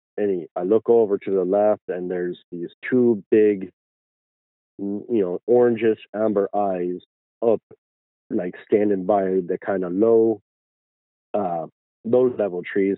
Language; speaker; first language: English; native; English